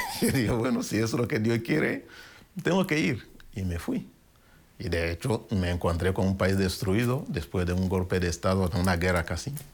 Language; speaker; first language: Spanish; non-native, fluent; Kinyarwanda